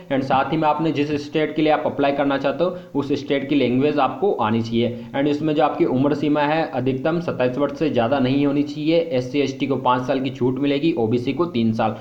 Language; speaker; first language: Hindi; native; Hindi